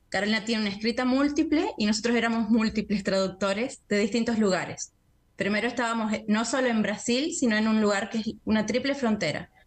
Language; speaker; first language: Spanish; native; Spanish